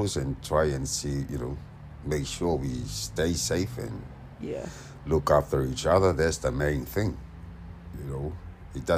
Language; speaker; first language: English; non-native, fluent; Samoan